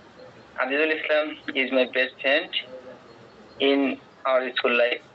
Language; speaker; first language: English; non-native, learner; Bangla